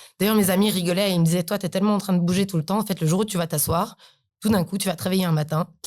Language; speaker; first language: French; early bilingual, other home language; Polish